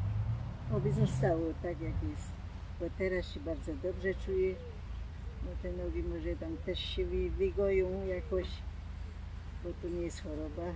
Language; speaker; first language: Polish; non-native, local second language; German